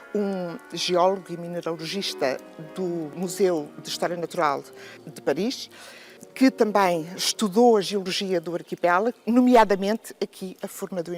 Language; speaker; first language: Portuguese; native; Portuguese